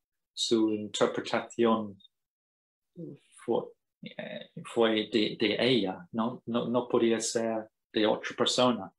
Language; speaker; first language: Spanish; non-native, fluent; English